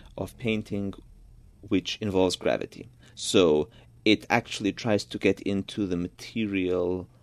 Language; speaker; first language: English; non-native, fluent; Georgian